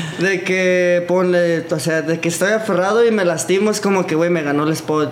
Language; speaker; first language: Spanish; early bilingual, other home language; English